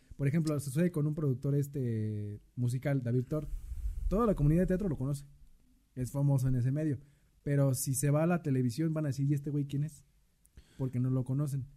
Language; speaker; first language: Spanish; native; Spanish